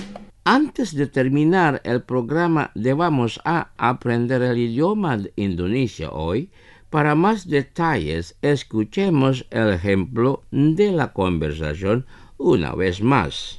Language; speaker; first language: Spanish; non-native, fluent; Indonesian